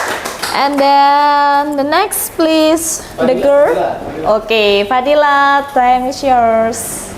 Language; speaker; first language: English; non-native, learner; Indonesian